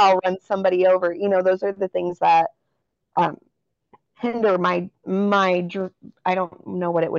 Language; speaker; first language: English; native; English